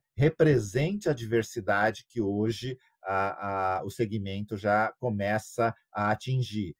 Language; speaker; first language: Portuguese; native; Portuguese